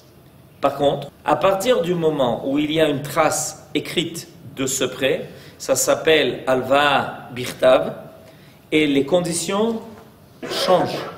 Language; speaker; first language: French; native; French